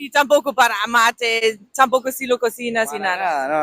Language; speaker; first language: Spanish; non-native, fluent; German